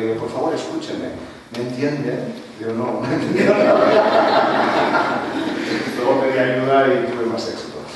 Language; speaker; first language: Spanish; non-native, local second language; Catalan